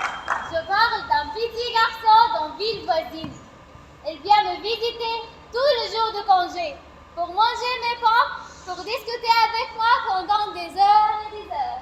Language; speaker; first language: French; non-native, learner; Arabic